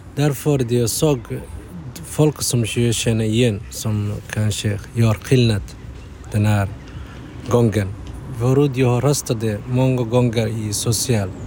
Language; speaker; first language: Swedish; non-native, fluent; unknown